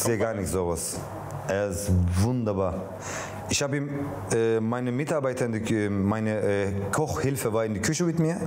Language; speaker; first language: German; non-native, learner; Turkish